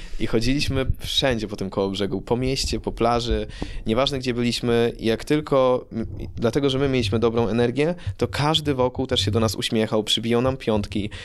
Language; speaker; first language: Polish; early bilingual, heritage; Polish